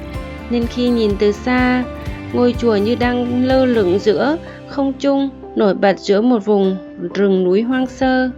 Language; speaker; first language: Vietnamese; native; Vietnamese